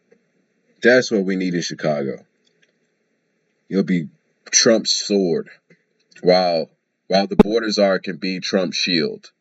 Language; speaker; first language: English; native; English